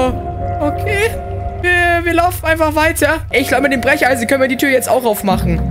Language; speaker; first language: German; native; German